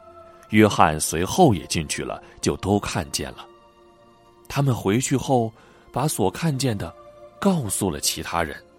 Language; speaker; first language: Chinese; native; Chinese